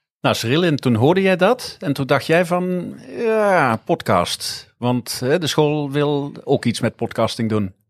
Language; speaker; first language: Dutch; native; Dutch